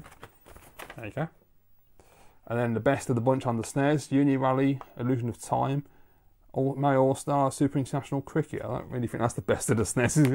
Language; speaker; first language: English; native; English